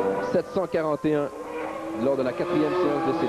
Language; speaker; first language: French; native; French